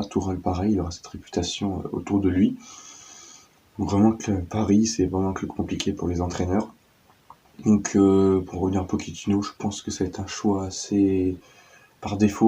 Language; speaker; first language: French; native; French